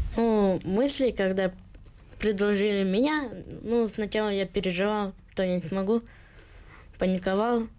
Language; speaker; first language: Russian; native; Russian